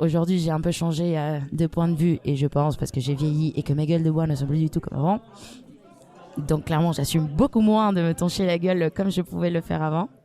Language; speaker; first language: French; non-native, fluent; Spanish